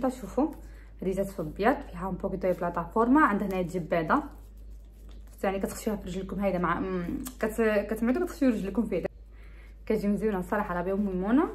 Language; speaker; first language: Arabic; early bilingual, heritage; Arabic